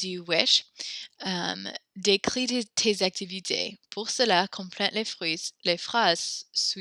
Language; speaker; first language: French; non-native, fluent; English